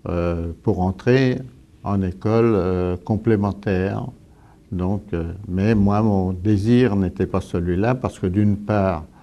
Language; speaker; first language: French; early bilingual, other home language; Italian